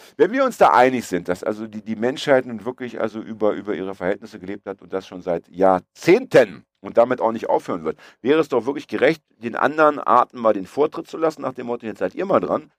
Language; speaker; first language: German; early bilingual, other home language; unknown